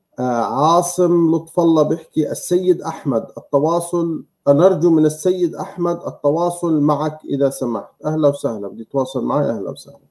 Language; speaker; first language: Arabic; native; Arabic